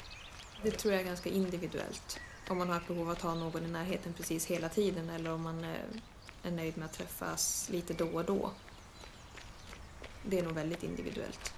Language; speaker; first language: Swedish; native; Swedish